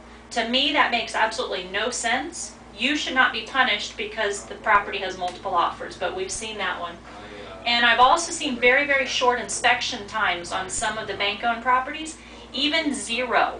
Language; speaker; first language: English; native; English